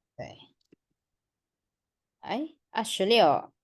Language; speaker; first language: Chinese; non-native, fluent; Indonesian